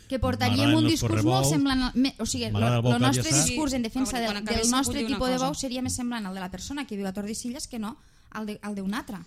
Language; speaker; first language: Catalan; native; Catalan